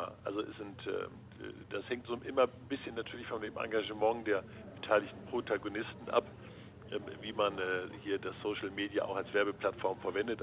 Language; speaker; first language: German; native; German